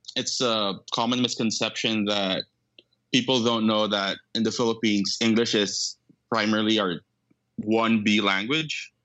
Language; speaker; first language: English; non-native, local second language; Filipino